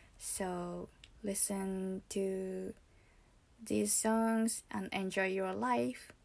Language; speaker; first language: English; non-native, learner; Japanese